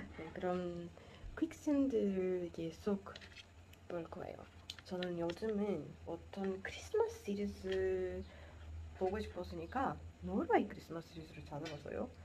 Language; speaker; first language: Korean; non-native, learner; Portuguese